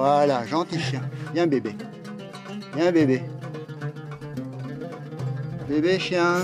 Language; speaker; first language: French; native; French